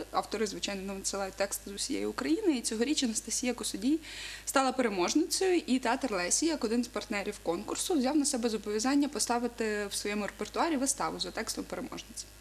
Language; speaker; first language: Ukrainian; native; Ukrainian